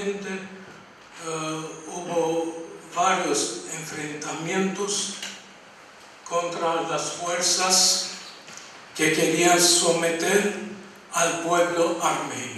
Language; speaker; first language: Spanish; non-native, fluent; Armenian